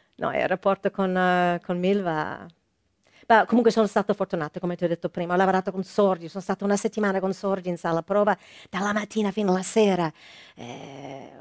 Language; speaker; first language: Italian; non-native, fluent; English